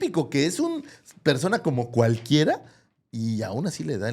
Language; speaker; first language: Spanish; native; Spanish